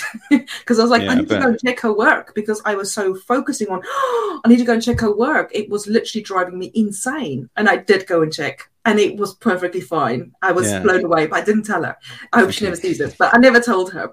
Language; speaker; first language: English; non-native, local second language; Afrikaans